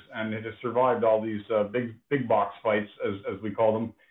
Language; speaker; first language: English; early bilingual, other home language; Ukrainian